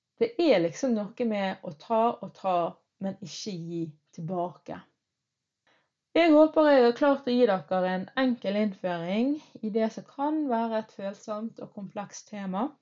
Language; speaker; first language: Norwegian; early bilingual, other home language; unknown